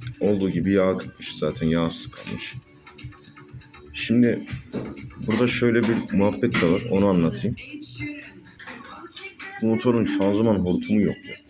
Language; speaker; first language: Turkish; native; Turkish